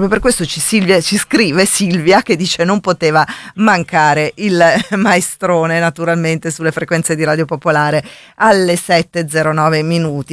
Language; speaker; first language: Italian; native; Italian